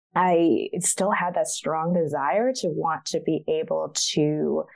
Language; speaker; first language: English; early bilingual, other home language; Chinese